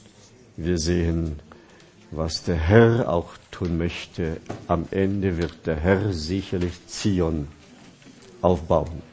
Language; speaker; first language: German; non-native, fluent; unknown